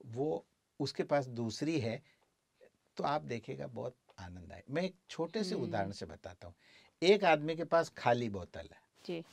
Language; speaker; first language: Hindi; native; Hindi